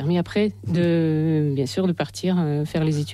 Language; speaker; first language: French; non-native, fluent; Russian